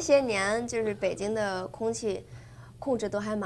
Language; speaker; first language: Chinese; native; Chinese